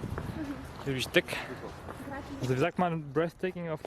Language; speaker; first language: German; non-native, learner; Tatar